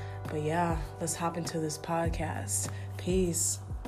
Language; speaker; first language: English; native; English